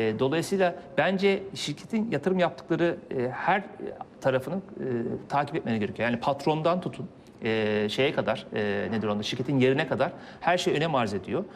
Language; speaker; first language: Turkish; native; Turkish